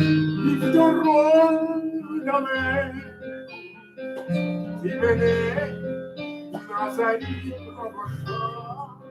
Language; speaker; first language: Russian; native; Russian